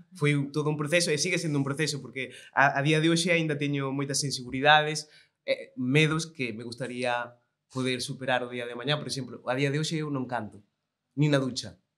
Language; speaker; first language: Galician; non-native, local second language; Kabuverdianu